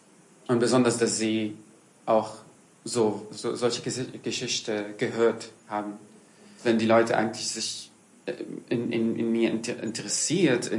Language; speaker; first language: German; non-native, learner; Arabic